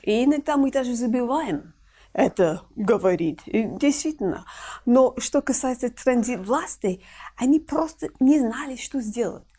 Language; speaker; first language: Russian; non-native, fluent; English